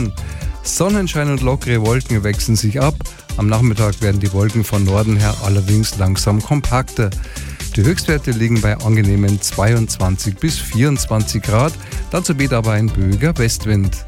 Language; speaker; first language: German; native; German